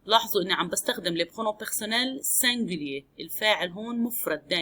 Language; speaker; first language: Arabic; native; Arabic